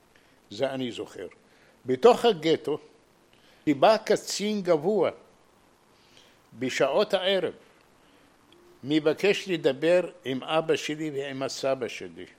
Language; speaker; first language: Hebrew; non-native, fluent; Arabic